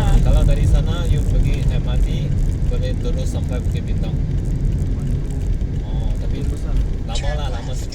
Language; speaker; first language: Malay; non-native, local second language; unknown